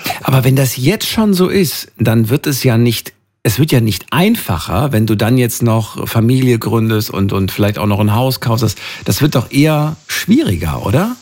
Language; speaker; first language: German; native; German